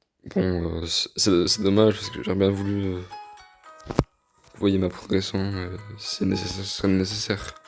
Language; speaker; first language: French; native; French